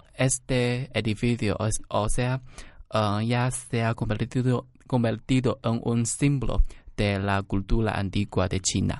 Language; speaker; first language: Spanish; non-native, learner; Chinese